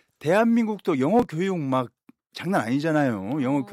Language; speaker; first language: Korean; native; Korean